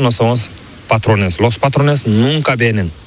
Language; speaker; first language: Spanish; non-native, learner; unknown